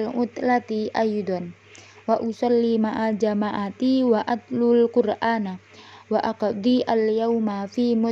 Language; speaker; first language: Arabic; non-native, learner; Indonesian